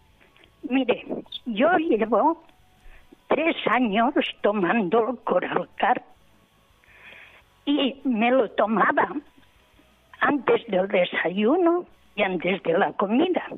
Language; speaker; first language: Spanish; non-native, local second language; Catalan